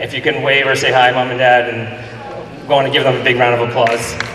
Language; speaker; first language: English; early bilingual, other home language; Indonesian